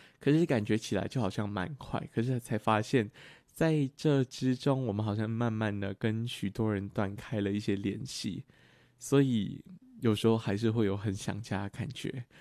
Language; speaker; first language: Chinese; native; Chinese